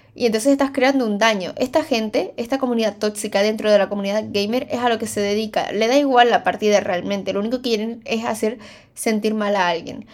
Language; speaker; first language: Spanish; early bilingual, other home language; Chinese